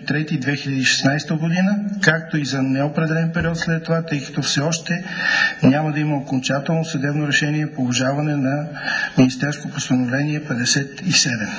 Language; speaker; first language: Bulgarian; native; Bulgarian